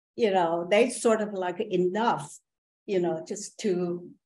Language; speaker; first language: English; non-native, fluent; Chinese